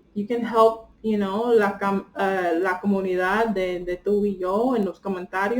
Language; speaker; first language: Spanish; early bilingual, heritage; Spanish